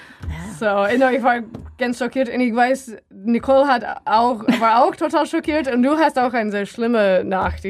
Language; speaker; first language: German; non-native, learner; English